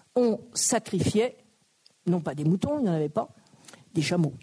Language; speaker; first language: French; native; French